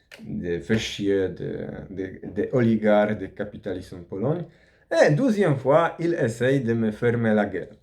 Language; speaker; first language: French; non-native, learner; Polish